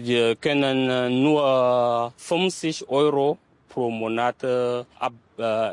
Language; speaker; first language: German; non-native, learner; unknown